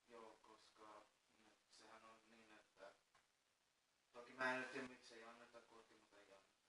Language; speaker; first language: Finnish; non-native, fluent; Persian